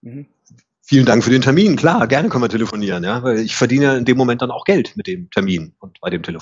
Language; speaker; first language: German; native; German